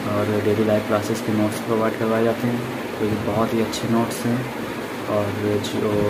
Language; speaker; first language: Hindi; native; Hindi